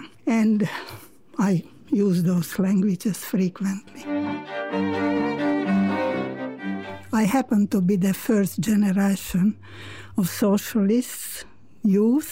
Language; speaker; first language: English; non-native, fluent; Slovak